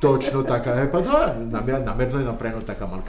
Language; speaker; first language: Macedonian; non-native, fluent; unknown